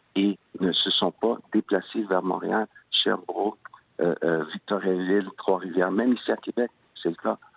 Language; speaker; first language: French; early bilingual, other home language; Spanish